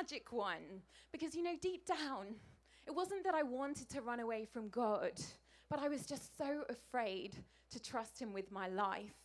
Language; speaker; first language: English; native; English